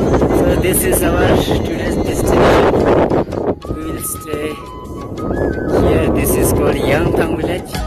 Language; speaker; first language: English; non-native, local second language; Ladakhi